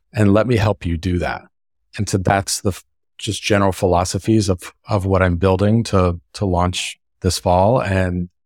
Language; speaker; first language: English; native; English